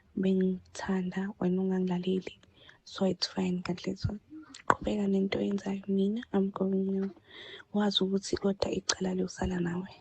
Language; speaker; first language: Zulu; native; Zulu